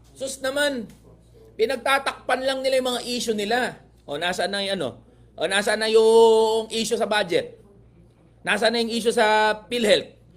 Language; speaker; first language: Filipino; native; Filipino